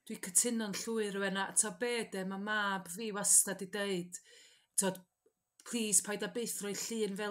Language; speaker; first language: Welsh; native; Welsh